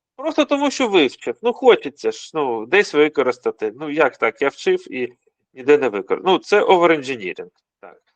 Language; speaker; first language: Ukrainian; non-native, local second language; Russian